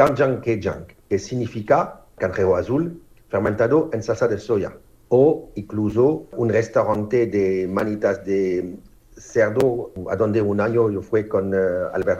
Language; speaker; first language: Spanish; non-native, fluent; French